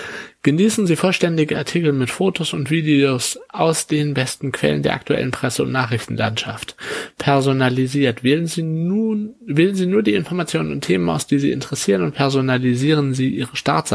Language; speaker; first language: German; native; German